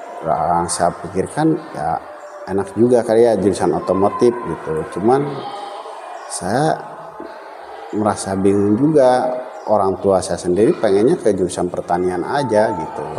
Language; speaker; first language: Indonesian; native; Indonesian